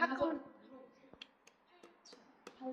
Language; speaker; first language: Korean; non-native, learner; Nepali